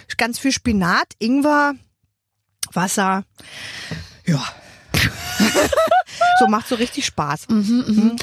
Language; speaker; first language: German; native; German